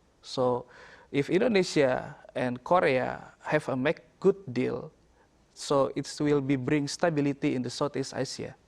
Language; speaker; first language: English; non-native, learner; Indonesian